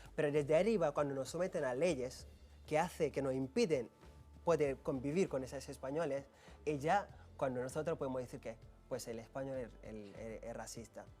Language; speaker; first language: Spanish; non-native, fluent; Wolof